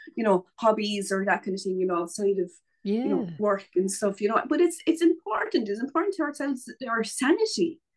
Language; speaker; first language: English; native; English